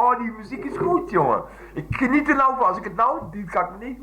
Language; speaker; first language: Dutch; native; Dutch